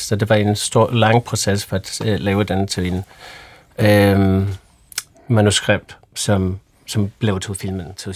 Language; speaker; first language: Danish; non-native, fluent; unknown